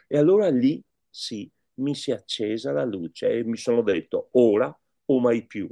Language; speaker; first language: Italian; native; Italian